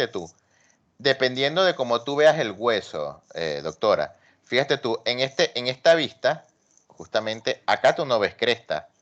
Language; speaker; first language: Spanish; native; Spanish